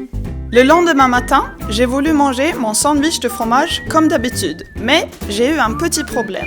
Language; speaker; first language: French; non-native, fluent; Swedish